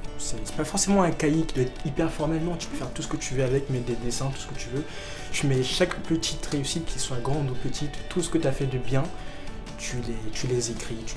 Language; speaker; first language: French; early bilingual, other home language; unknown